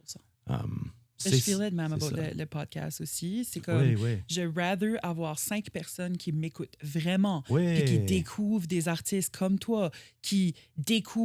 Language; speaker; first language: French; native; French